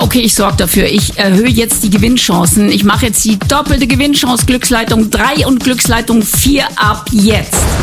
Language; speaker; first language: German; native; German